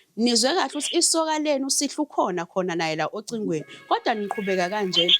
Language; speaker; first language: Zulu; native; Zulu